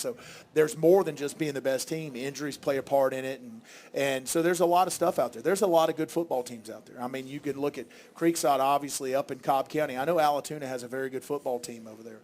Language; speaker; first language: English; native; English